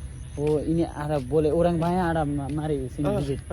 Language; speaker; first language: Indonesian; non-native, learner; Nepali